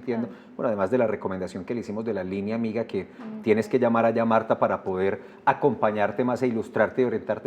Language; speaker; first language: Spanish; native; Spanish